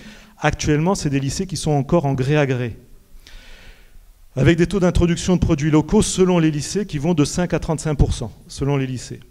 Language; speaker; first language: French; native; French